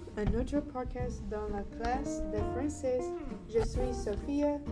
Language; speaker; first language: French; non-native, learner; English